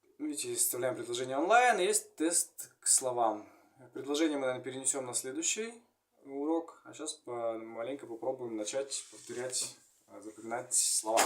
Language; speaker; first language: Russian; native; Russian